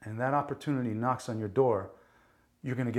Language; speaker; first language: English; early bilingual, other home language; Italian